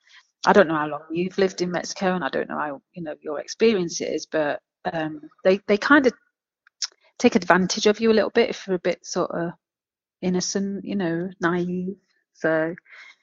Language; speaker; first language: English; native; English